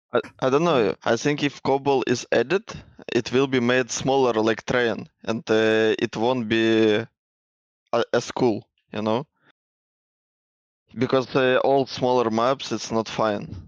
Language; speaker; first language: English; non-native, learner; Russian